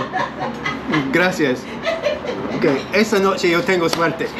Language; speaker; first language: Spanish; non-native, learner; English